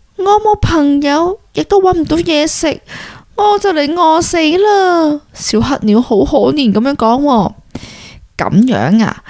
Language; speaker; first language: Cantonese; early bilingual, heritage; Cantonese